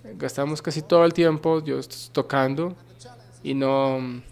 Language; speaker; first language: Spanish; non-native, fluent; Finnish